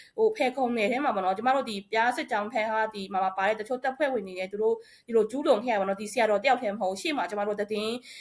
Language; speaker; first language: Burmese; non-native, local second language; Shan